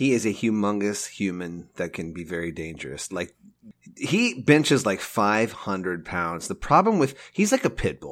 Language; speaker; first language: English; native; English